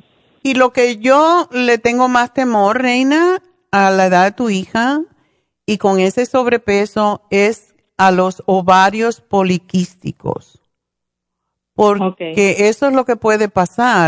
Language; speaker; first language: Spanish; native; Spanish